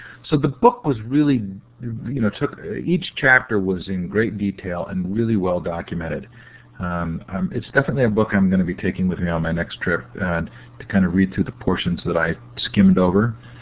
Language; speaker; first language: English; native; English